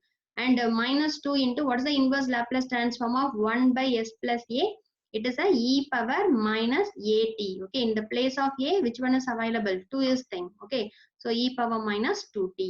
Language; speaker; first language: English; non-native, local second language; Tamil